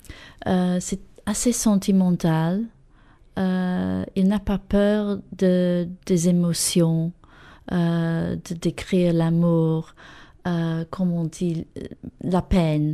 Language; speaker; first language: French; non-native, fluent; English